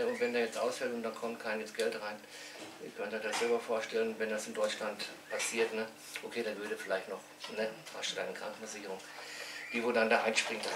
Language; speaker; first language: German; native; German